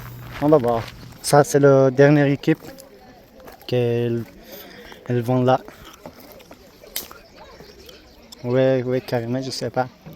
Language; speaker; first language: French; non-native, learner; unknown